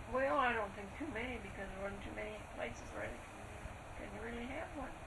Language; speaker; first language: English; native; English